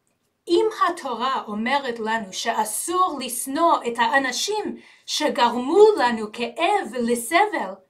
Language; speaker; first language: Hebrew; non-native, learner; English